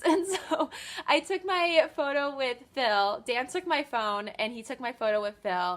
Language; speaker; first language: English; native; English